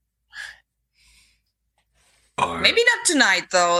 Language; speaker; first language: English; non-native, fluent; French